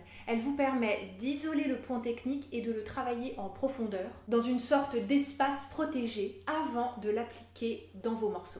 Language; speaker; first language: French; native; French